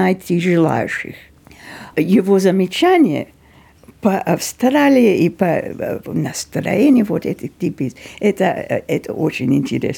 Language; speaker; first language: Russian; non-native, fluent; English